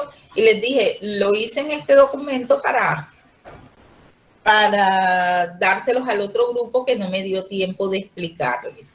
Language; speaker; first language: Spanish; native; Spanish